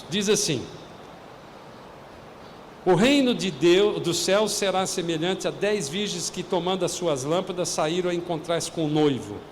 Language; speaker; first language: Portuguese; native; Portuguese